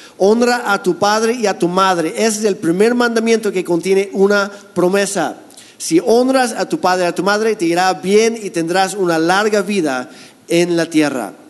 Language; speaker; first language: Spanish; non-native, fluent; English